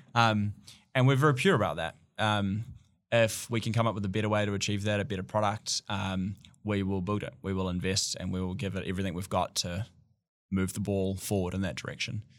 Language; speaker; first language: English; native; English